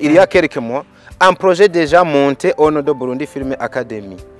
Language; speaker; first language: French; non-native, local second language; Rundi